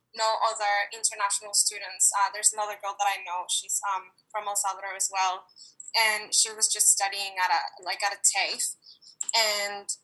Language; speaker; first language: English; non-native, fluent; Spanish